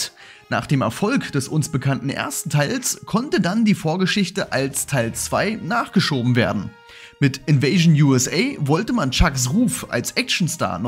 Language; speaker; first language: German; native; German